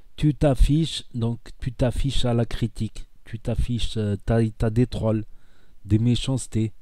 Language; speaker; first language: French; native; French